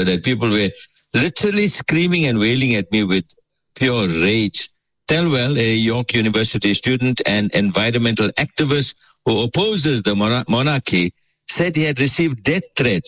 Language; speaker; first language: English; native; English